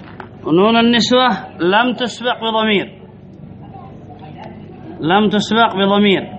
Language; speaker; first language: Arabic; native; Arabic